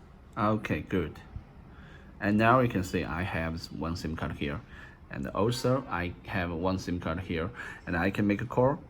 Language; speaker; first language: English; non-native, learner; Chinese